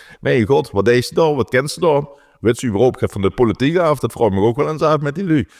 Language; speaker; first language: Dutch; non-native, local second language; Limburgish